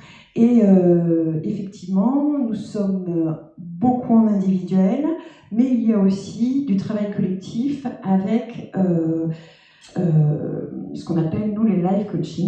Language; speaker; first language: French; native; French